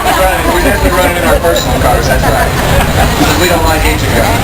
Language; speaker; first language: English; native; English